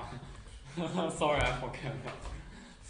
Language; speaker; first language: English; non-native, learner; Chinese